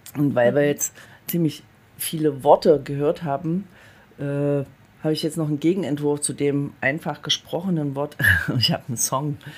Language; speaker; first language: German; native; German